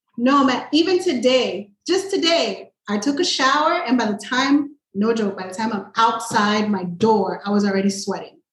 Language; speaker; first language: English; native; English